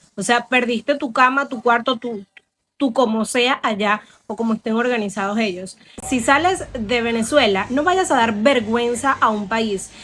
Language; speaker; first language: Spanish; native; Spanish